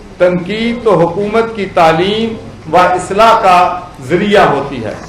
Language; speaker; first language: Urdu; non-native, local second language; Punjabi